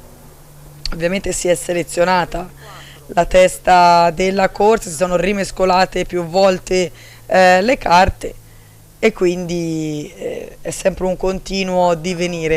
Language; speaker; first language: Italian; native; Italian